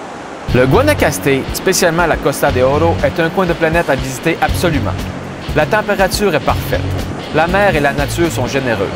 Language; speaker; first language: French; native; French